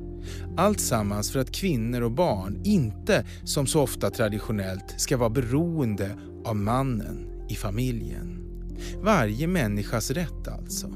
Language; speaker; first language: Swedish; native; Swedish